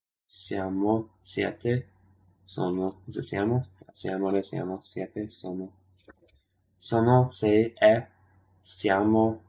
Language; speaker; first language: Italian; non-native, learner; English